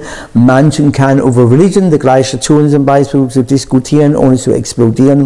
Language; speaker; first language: German; non-native, fluent; English